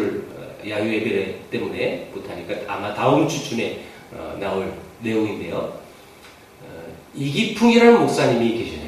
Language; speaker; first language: Korean; native; Korean